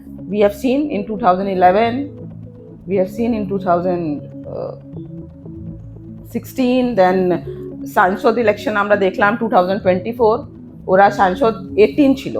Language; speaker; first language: English; non-native, local second language; Bangla